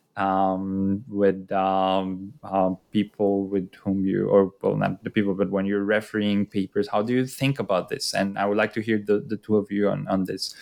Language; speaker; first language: English; non-native, fluent; Spanish